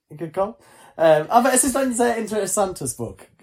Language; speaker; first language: German; non-native, learner; English